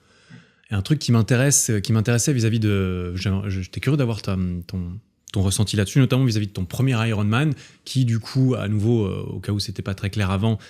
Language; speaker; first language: French; native; French